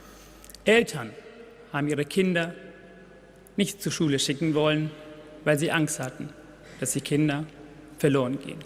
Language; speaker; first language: German; non-native, fluent; Tamil